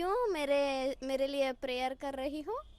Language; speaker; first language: Hindi; non-native, local second language; Telugu